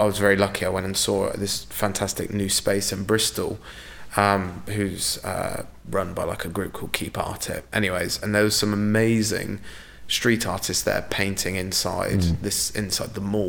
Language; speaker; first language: English; native; English